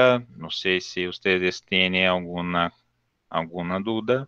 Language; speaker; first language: Spanish; non-native, learner; Portuguese